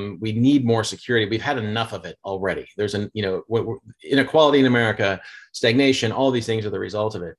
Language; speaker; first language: English; native; English